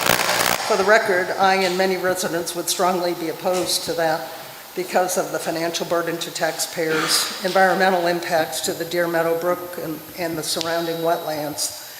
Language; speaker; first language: English; native; English